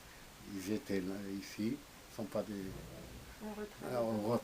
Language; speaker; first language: French; non-native, local second language; Arabic